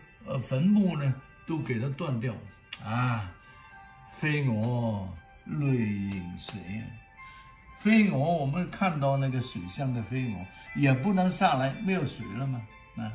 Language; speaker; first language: Chinese; non-native, local second language; Cantonese